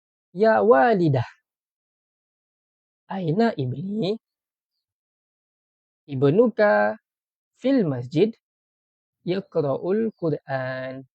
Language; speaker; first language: Arabic; non-native, fluent; Malay